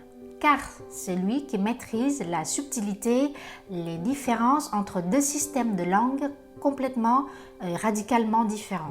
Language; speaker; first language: French; non-native, fluent; Vietnamese